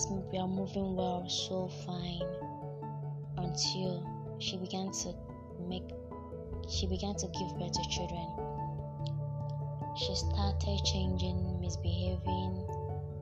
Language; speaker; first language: English; non-native, local second language; Igbo